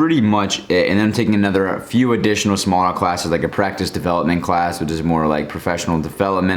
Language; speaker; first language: English; native; English